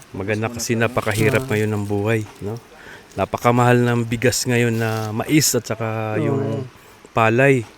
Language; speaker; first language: Filipino; non-native, local second language; Cebuano